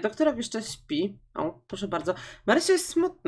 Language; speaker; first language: Polish; native; Polish